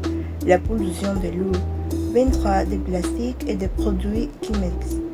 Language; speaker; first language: French; non-native, learner; Spanish